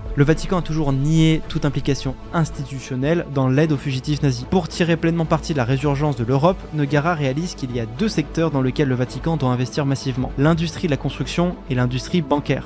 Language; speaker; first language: French; native; French